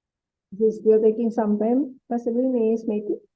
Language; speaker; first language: English; non-native, fluent; Indonesian